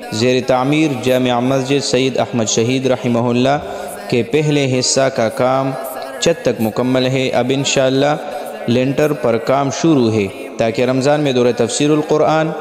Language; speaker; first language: Urdu; non-native, local second language; Pashto